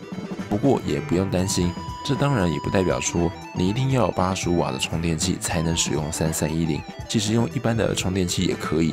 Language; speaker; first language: Chinese; native; Chinese